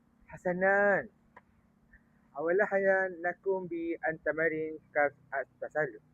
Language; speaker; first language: Arabic; non-native, learner; Malay